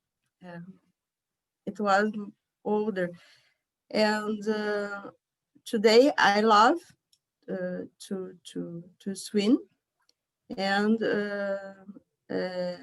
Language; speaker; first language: English; non-native, learner; Portuguese